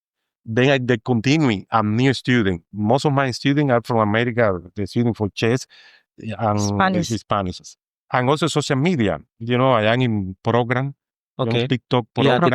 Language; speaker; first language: English; non-native, fluent; Spanish